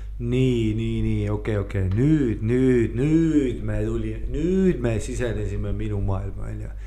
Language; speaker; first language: Estonian; native; Estonian